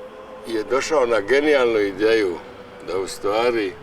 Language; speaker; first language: Croatian; native; Croatian